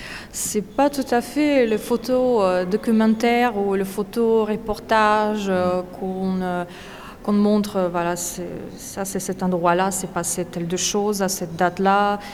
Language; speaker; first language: French; non-native, fluent; Russian